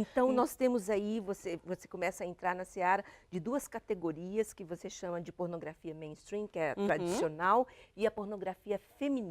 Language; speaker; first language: Portuguese; native; Portuguese